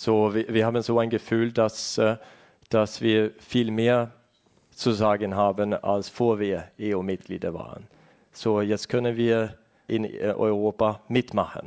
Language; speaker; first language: German; non-native, fluent; Estonian